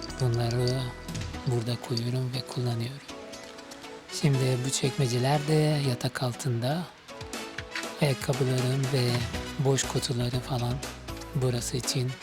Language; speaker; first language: Turkish; non-native, fluent; Arabic